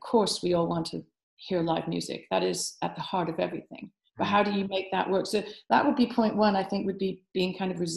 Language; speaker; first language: English; native; English